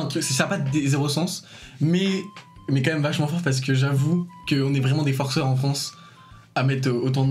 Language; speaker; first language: French; native; French